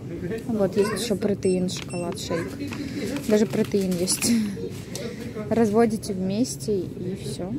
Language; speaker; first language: Russian; native; Russian